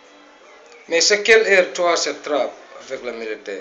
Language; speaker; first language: French; non-native, learner; English